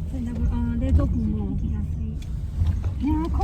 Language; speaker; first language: Japanese; non-native, learner; Chinese